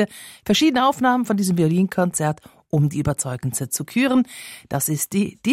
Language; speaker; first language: German; native; German